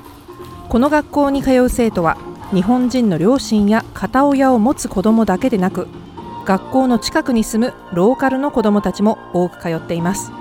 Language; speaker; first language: Japanese; native; Japanese